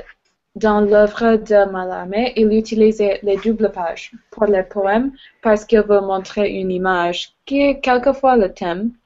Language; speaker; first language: French; non-native, learner; English